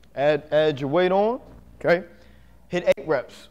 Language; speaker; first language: English; native; English